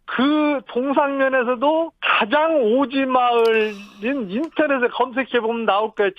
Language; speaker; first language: Korean; native; Korean